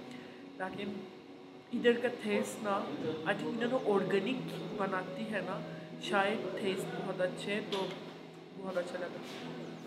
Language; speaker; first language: Hindi; non-native, fluent; Turkish